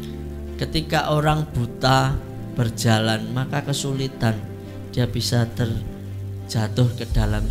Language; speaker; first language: Indonesian; native; Indonesian